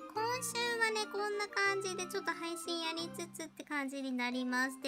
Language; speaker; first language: Japanese; native; Japanese